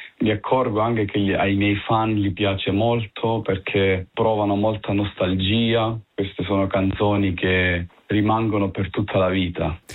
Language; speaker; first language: Italian; early bilingual, heritage; Italian